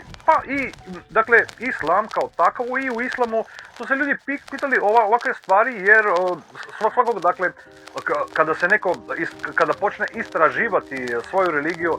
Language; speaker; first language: Croatian; native; Croatian